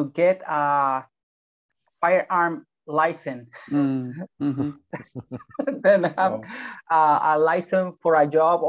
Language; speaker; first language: English; non-native, fluent; Spanish